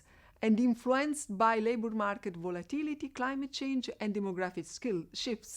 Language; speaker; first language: English; non-native, fluent; Italian